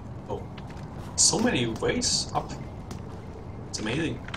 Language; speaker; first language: English; non-native, learner; German